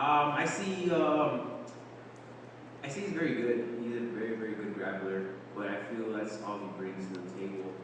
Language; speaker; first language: English; native; English